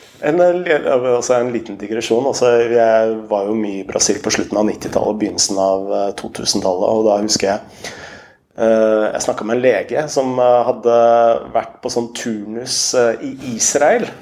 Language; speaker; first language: Norwegian; native; Norwegian